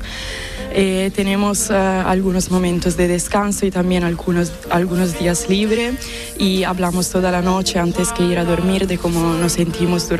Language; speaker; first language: Spanish; non-native, fluent; Italian